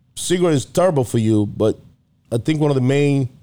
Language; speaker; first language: English; non-native, fluent; Spanish